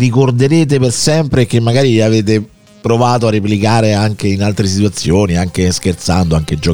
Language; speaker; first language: Italian; native; Italian